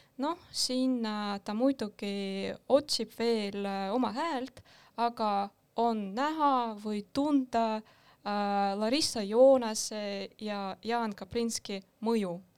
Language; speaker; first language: Estonian; non-native, local second language; Russian